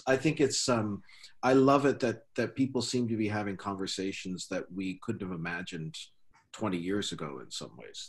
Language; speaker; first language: English; native; English